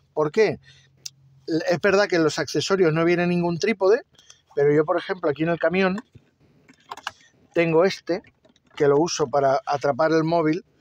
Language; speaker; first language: Spanish; native; Spanish